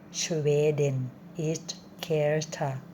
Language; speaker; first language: German; non-native, learner; Thai